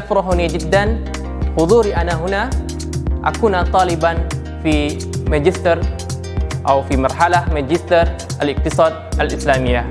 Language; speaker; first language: Arabic; non-native, learner; Indonesian